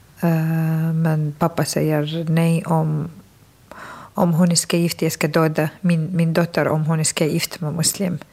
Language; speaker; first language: Swedish; non-native, fluent; Arabic